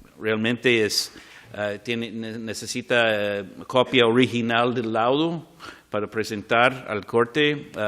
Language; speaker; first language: Spanish; non-native, fluent; English